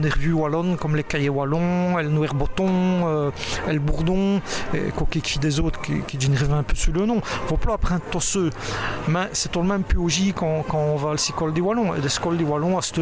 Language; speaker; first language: French; native; French